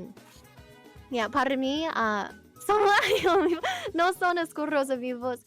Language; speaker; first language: Spanish; non-native, learner; English